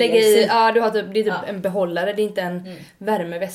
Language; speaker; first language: Swedish; native; Swedish